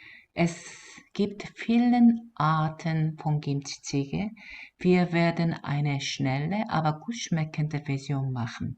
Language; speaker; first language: German; non-native, fluent; Korean